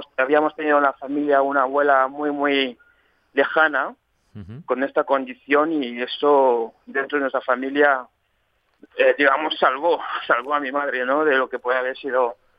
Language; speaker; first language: Spanish; non-native, fluent; French